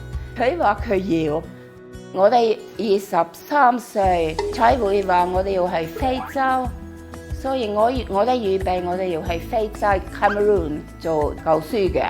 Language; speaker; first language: Cantonese; non-native, fluent; Norwegian